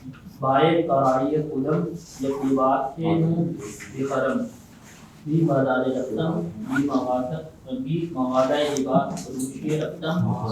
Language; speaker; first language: Persian; non-native, learner; Urdu